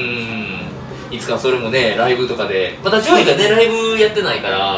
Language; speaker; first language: Japanese; native; Japanese